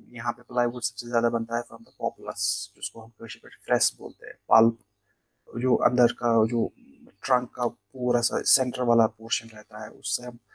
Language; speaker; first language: Hindi; non-native, local second language; Kashmiri